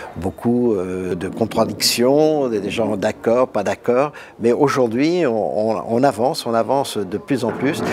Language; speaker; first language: French; native; French